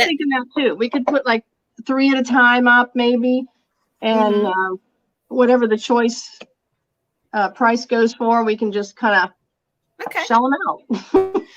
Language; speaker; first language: English; native; English